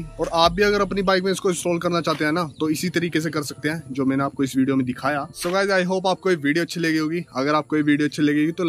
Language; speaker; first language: Hindi; native; Hindi